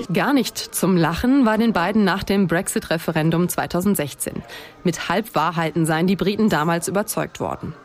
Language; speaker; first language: German; native; German